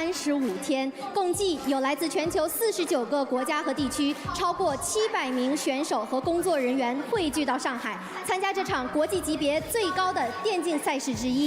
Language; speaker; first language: Chinese; native; Chinese